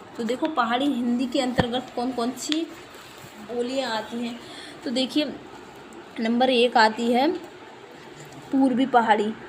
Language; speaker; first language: Hindi; native; Hindi